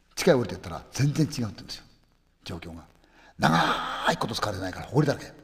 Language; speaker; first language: Japanese; native; Japanese